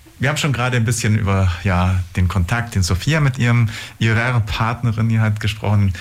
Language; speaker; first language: German; native; German